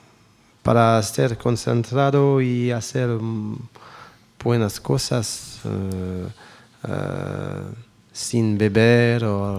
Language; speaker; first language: Spanish; non-native, learner; French